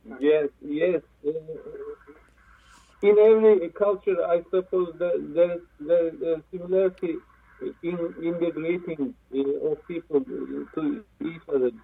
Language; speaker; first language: English; non-native, learner; Turkish